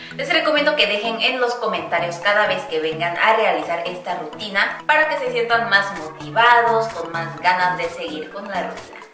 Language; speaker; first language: Spanish; non-native, fluent; Korean